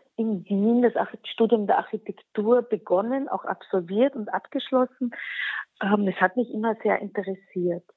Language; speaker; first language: German; non-native, local second language; Slovenian